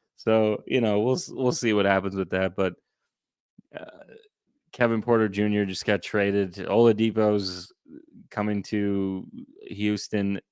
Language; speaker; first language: English; native; English